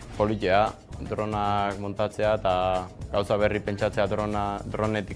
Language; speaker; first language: Basque; native; Basque